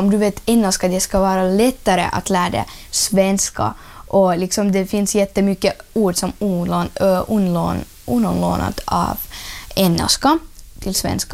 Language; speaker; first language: Swedish; non-native, learner; Russian